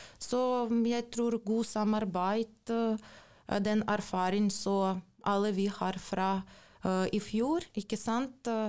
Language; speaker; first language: Norwegian; non-native, fluent; Ukrainian